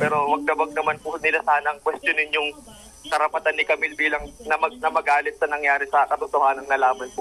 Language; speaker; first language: Filipino; native; Filipino